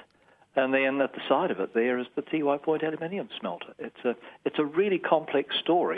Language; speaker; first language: English; native; English